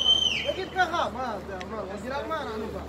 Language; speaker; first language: Hebrew; non-native, learner; Turkish